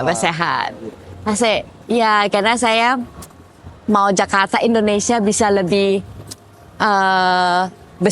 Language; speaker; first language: Indonesian; early bilingual, heritage; Indonesian